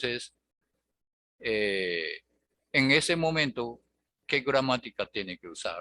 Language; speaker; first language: Spanish; non-native, fluent; Japanese